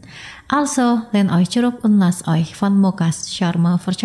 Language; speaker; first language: German; non-native, fluent; Indonesian